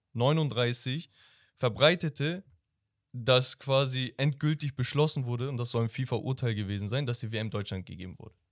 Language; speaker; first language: German; early bilingual, other home language; Turkish